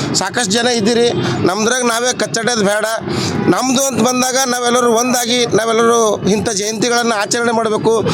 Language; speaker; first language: Kannada; native; Kannada